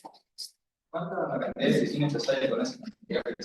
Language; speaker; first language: Spanish; native; Spanish